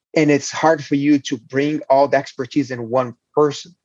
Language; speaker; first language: English; non-native, fluent; Portuguese